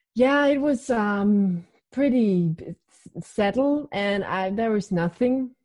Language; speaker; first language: English; non-native, fluent; Danish